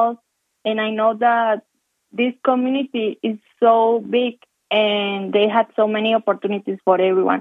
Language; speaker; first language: English; non-native, fluent; Spanish